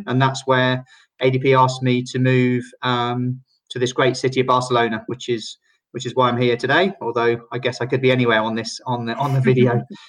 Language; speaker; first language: English; native; English